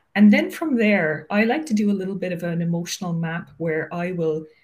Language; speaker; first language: English; native; English